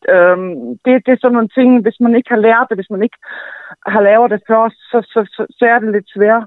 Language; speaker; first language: Danish; non-native, fluent; German